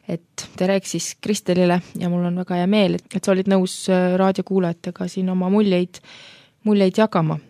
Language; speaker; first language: Estonian; native; Estonian